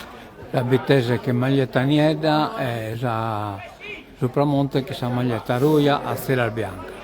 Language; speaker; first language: Italian; native; Italian